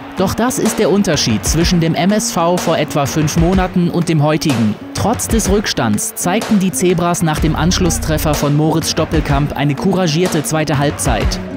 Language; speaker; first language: German; native; German